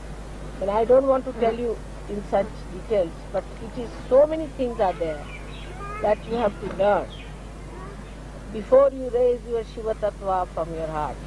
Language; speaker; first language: English; non-native, local second language; Hindi